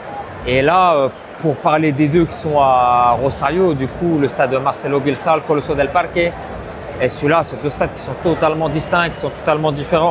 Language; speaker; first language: French; native; French